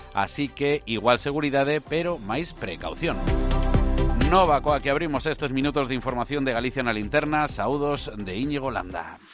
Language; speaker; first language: Galician; native; Galician